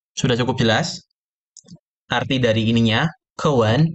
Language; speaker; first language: Indonesian; native; Indonesian